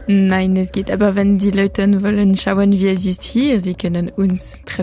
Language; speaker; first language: German; non-native, local second language; French